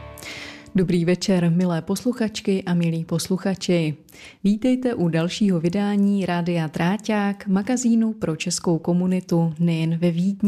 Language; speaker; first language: Czech; native; Czech